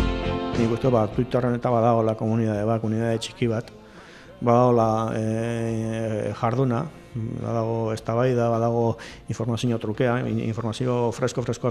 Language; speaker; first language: Basque; native; Basque